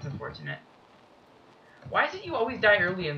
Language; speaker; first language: English; native; English